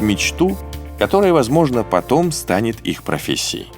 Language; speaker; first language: Russian; native; Russian